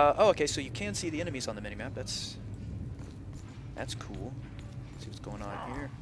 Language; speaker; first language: English; native; English